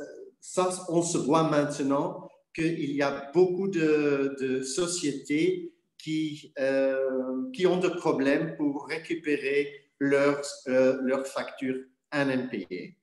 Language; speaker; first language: French; non-native, fluent; Dutch